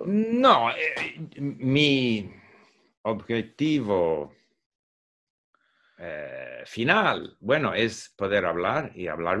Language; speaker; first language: Spanish; non-native, fluent; English